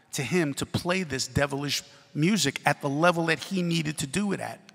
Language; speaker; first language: English; native; English